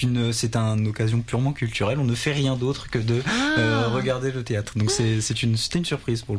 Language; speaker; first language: French; native; French